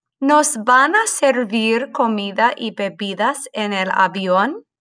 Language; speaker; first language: Spanish; non-native, fluent; English